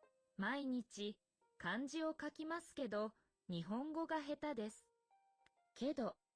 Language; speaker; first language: Japanese; non-native, learner; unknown